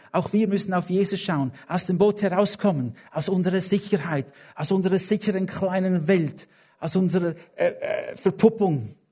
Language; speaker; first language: German; non-native, fluent; English